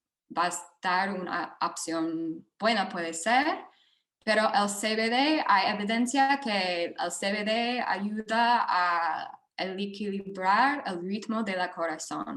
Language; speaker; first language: Spanish; non-native, fluent; English